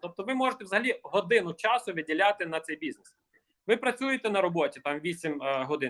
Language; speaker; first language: Ukrainian; native; Ukrainian